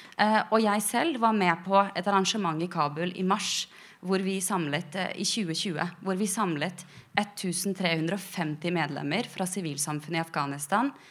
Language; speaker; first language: Norwegian; early bilingual, other home language; Persian